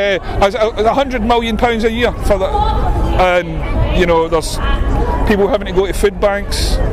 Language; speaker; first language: English; native; English